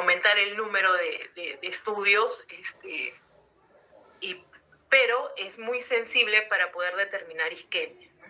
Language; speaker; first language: Spanish; native; Spanish